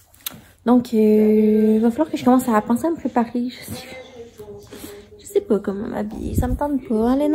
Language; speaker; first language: French; native; French